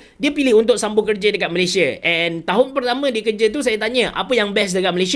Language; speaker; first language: Malay; native; Malay